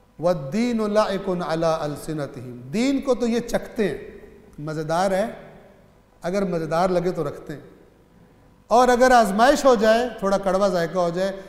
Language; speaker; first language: Urdu; non-native, local second language; Punjabi